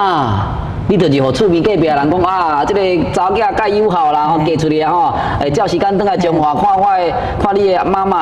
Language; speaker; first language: Chinese; native; Chinese